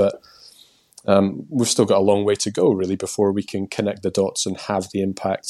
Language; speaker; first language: English; native; English